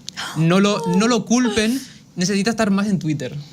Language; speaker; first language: Spanish; native; Spanish